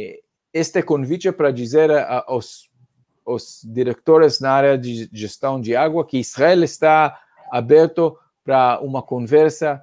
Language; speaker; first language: Portuguese; non-native, fluent; Hebrew